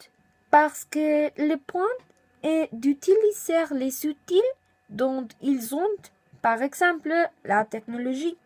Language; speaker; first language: French; non-native, learner; Spanish